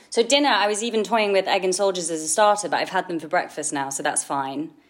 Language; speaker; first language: English; native; English